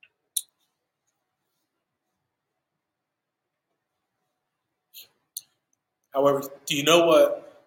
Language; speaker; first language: English; native; English